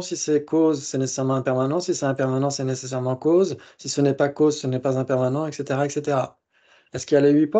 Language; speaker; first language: French; native; French